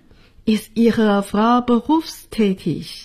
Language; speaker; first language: German; non-native, fluent; Chinese